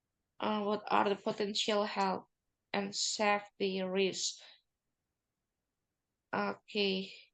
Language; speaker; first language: English; non-native, learner; Indonesian